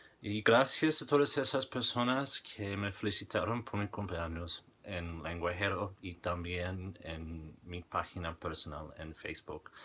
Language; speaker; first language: Spanish; non-native, fluent; English